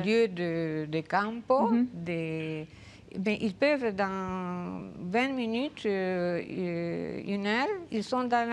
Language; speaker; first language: French; non-native, fluent; Spanish